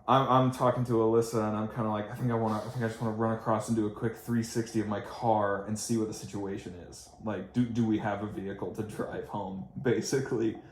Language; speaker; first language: English; native; English